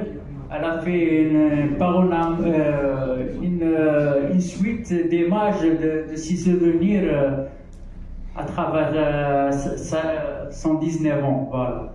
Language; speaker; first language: French; non-native, local second language; Arabic